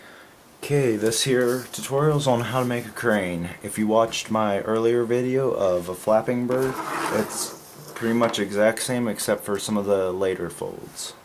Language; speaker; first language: English; native; English